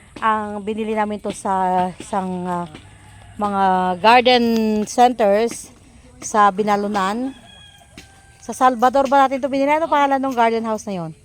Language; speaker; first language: Filipino; non-native, local second language; Pangasinan